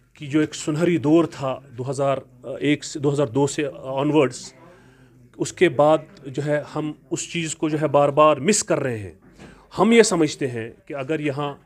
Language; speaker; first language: Urdu; non-native, local second language; Kashmiri